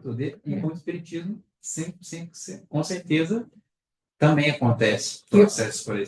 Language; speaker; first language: Portuguese; native; Portuguese